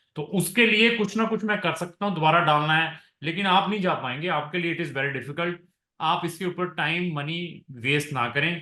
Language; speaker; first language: Hindi; non-native, local second language; Punjabi